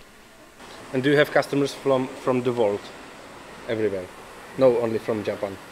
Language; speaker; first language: English; non-native, learner; Czech